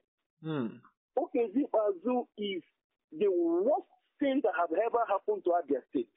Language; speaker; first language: English; non-native, local second language; Igbo